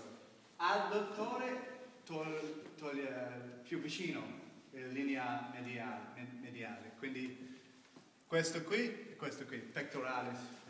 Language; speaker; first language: Italian; non-native, learner; English